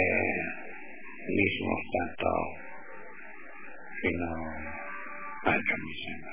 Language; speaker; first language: Italian; native; Italian